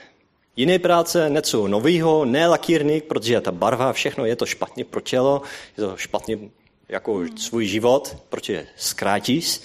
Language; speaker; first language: Czech; non-native, learner; Dutch